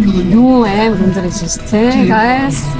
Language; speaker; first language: Mongolian; early bilingual, heritage; Mongolian